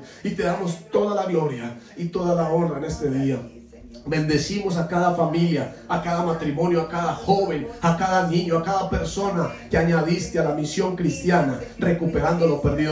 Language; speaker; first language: Spanish; native; Spanish